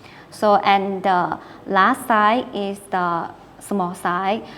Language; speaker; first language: English; non-native, learner; Thai